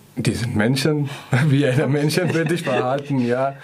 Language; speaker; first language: German; non-native, fluent; Persian